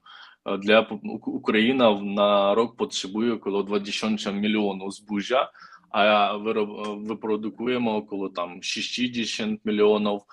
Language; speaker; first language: Polish; non-native, learner; Ukrainian